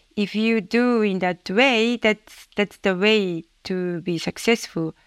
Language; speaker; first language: English; non-native, fluent; Japanese